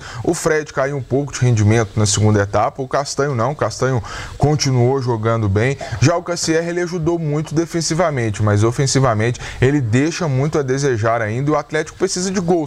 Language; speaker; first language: Portuguese; native; Portuguese